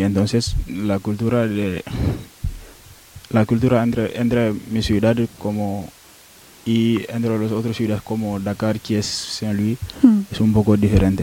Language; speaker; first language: Spanish; non-native, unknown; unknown